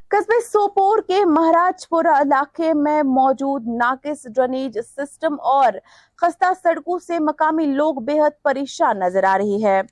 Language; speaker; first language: Urdu; non-native, local second language; Kashmiri